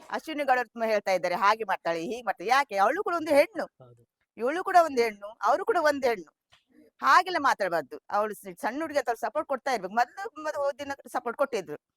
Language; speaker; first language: Kannada; non-native, local second language; Tulu